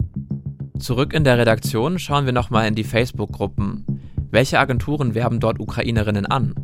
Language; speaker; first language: German; native; German